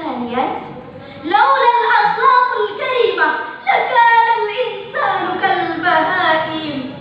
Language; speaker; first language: Arabic; non-native, fluent; Indonesian